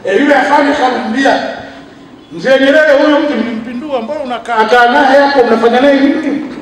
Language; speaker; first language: Swahili; native; Swahili